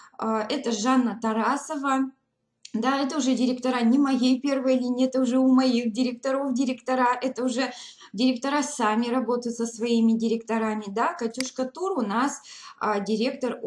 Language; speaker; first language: Russian; native; Russian